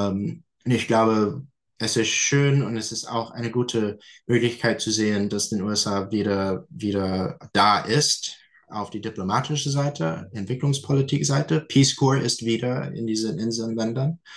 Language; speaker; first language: German; non-native, fluent; English